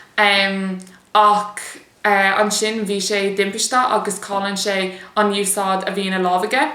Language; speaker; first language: Irish; non-native, local second language; English